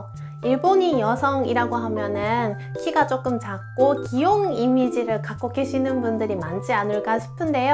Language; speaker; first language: Korean; non-native, fluent; Japanese